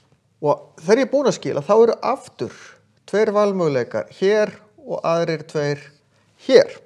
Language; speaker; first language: Icelandic; native; Icelandic